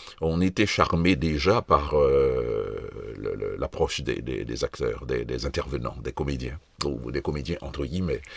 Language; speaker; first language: French; non-native, local second language; Haitian Creole